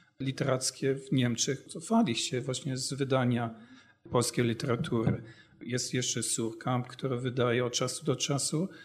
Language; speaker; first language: Polish; non-native, fluent; German